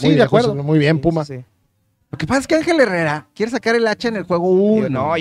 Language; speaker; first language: Spanish; native; Spanish